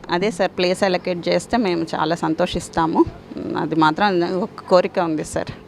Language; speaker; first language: Telugu; native; Telugu